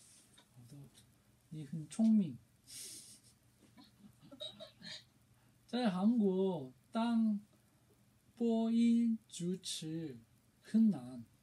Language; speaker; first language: Chinese; non-native, learner; Korean